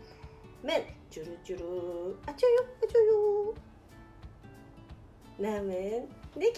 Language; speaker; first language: Japanese; native; Japanese